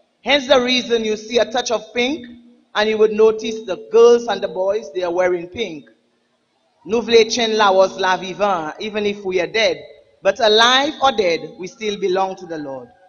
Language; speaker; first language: English; non-native, local second language; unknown